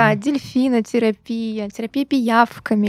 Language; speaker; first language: Russian; native; Russian